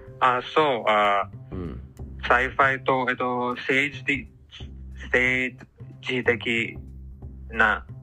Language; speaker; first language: Japanese; non-native, learner; English